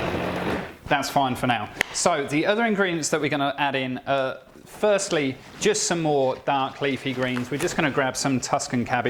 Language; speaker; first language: English; native; English